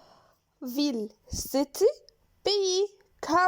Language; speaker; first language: French; non-native, fluent; Arabic